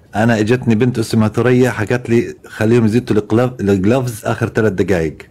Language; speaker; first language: Arabic; native; Arabic